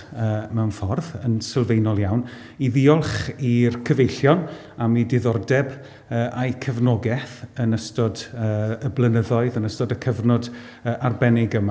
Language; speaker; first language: Welsh; native; Welsh